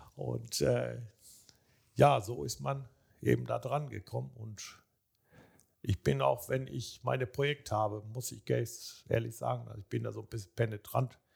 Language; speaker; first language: German; early bilingual, other home language; Turkish